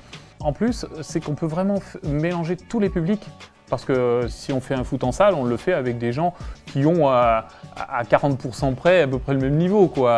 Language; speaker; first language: French; native; French